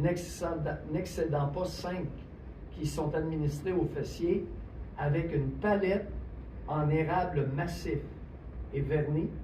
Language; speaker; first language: French; native; French